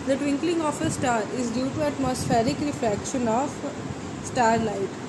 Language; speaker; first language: English; non-native, local second language; Punjabi